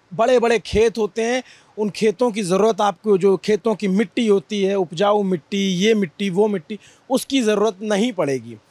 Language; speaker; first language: Hindi; native; Hindi